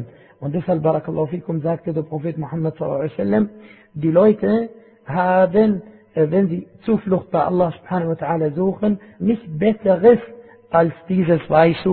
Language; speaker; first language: German; non-native, fluent; Arabic